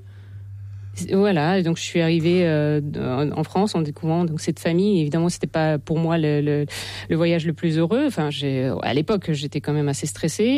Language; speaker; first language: French; non-native, fluent; Russian